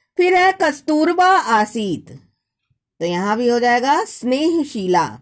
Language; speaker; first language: Hindi; native; Hindi